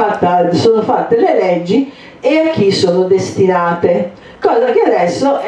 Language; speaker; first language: Italian; native; Italian